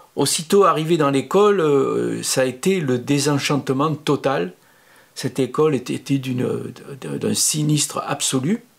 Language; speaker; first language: French; native; French